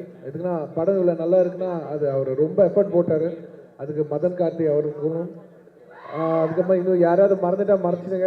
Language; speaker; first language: Tamil; non-native, local second language; Telugu